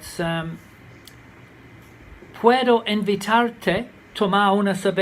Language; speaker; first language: Spanish; non-native, learner; English